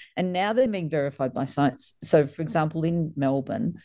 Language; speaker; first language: English; native; English